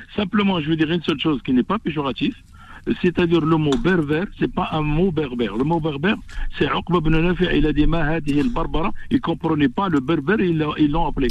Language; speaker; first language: French; non-native, local second language; Arabic